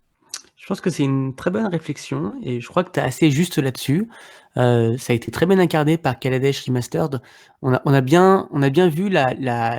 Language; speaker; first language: French; native; French